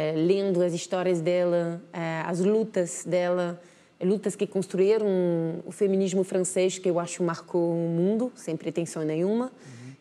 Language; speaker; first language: Portuguese; non-native, fluent; French